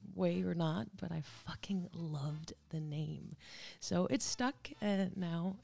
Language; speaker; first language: English; non-native, fluent; Danish